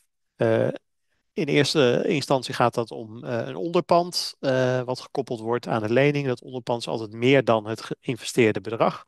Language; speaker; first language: Dutch; native; Dutch